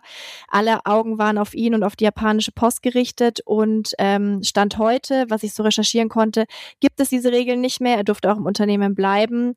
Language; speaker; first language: German; native; German